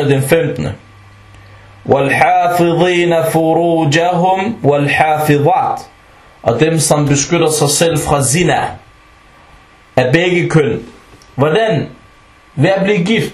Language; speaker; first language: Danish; non-native, local second language; Arabic